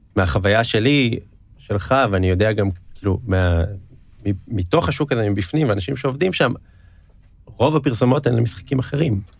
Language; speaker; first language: Hebrew; native; Hebrew